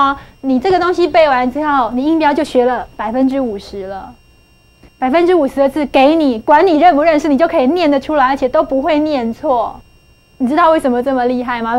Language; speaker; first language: Chinese; native; Chinese